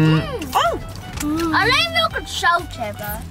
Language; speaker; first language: Dutch; early bilingual, other home language; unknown